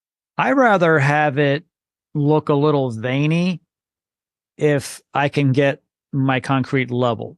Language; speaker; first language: English; native; English